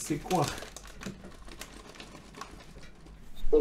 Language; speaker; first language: French; non-native, learner; Chinese